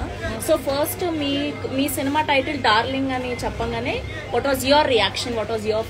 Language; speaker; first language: Telugu; native; Telugu